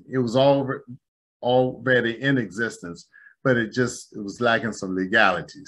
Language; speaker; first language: English; native; English